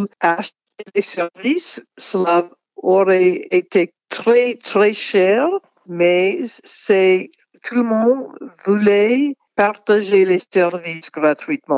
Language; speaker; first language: French; non-native, fluent; English